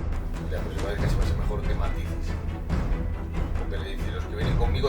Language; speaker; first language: Spanish; native; Spanish